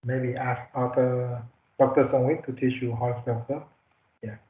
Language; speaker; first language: English; non-native, fluent; Thai